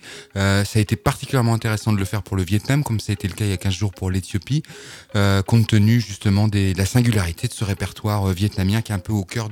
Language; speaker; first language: French; native; French